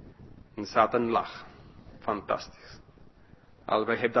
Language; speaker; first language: Dutch; non-native, fluent; English